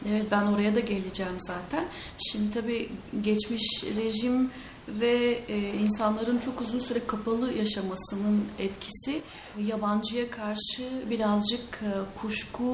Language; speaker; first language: Turkish; native; Turkish